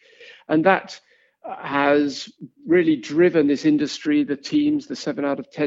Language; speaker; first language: English; native; English